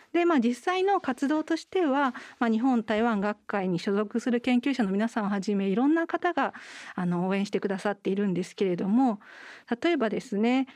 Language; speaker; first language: Japanese; native; Japanese